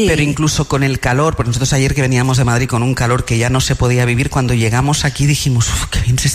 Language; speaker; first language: Spanish; native; Spanish